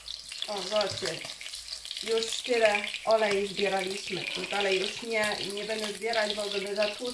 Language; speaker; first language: Polish; non-native, learner; Chinese